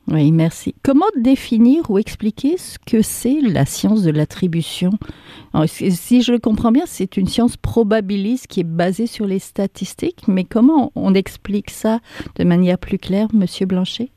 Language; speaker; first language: French; native; French